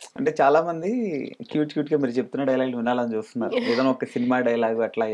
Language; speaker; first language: Telugu; native; Telugu